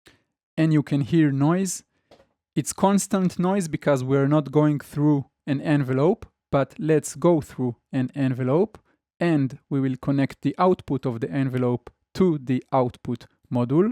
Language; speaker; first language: English; non-native, fluent; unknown